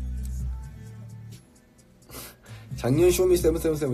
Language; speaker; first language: Korean; native; Korean